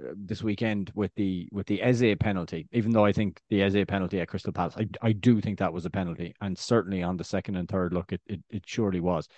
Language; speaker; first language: English; native; English